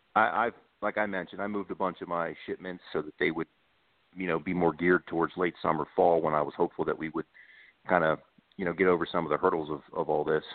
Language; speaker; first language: English; native; English